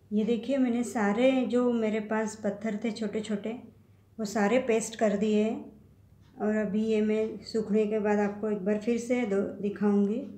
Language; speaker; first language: Hindi; non-native, local second language; Marathi